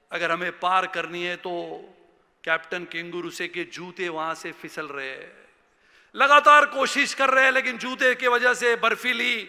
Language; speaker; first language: Hindi; non-native, local second language; Marathi